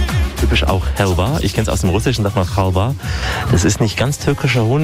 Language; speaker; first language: German; native; German